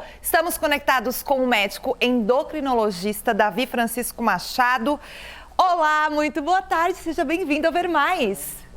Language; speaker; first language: Portuguese; native; Portuguese